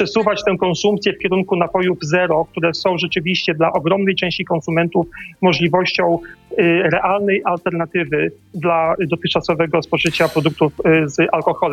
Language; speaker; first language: Polish; native; Polish